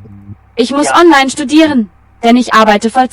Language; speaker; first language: German; non-native, learner; Bangla